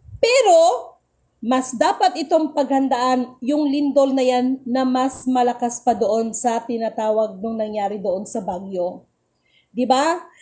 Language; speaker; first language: Filipino; non-native, local second language; Cebuano